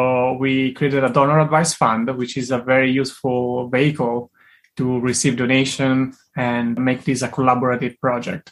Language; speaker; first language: English; non-native, fluent; Italian